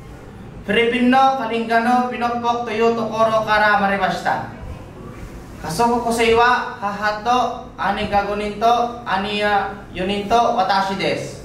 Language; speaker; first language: Japanese; non-native, learner; Filipino